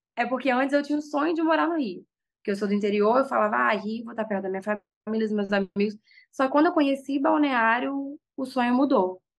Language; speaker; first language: Portuguese; native; Portuguese